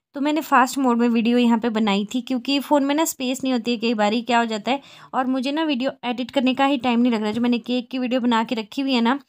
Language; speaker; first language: Hindi; native; Hindi